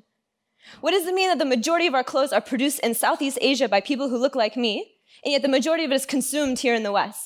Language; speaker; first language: English; native; English